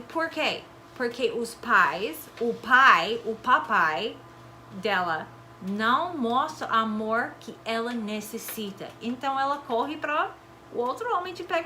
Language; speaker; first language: Portuguese; non-native, fluent; English